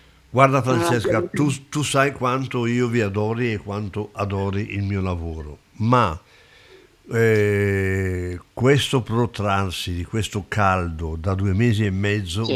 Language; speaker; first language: Italian; native; Italian